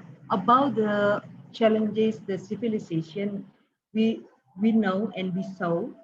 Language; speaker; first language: English; non-native, learner; Indonesian